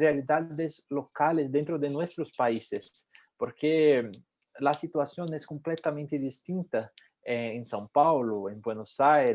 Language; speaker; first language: Spanish; non-native, fluent; Portuguese